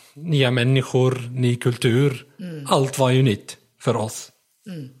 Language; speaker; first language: Swedish; early bilingual, other home language; Arabic